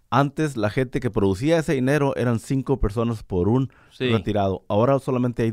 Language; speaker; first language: Spanish; native; Spanish